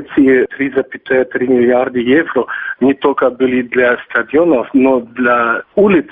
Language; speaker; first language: Russian; non-native, fluent; German